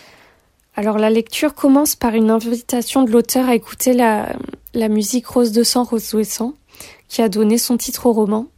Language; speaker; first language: French; native; French